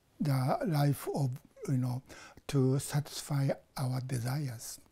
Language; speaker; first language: English; non-native, fluent; Japanese